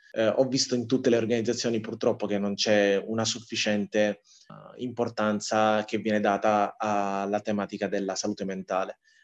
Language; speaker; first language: Italian; early bilingual, other home language; Tigrinya